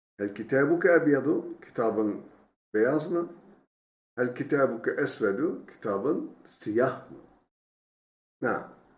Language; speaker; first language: Arabic; non-native, fluent; Turkish